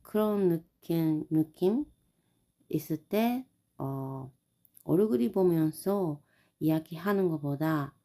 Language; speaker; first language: Korean; non-native, learner; Japanese